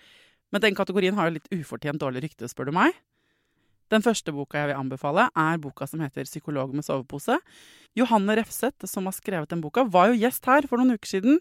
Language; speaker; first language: Norwegian; native; Norwegian